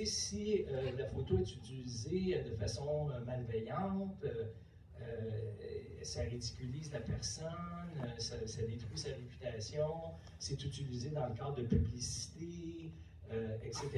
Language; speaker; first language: French; native; French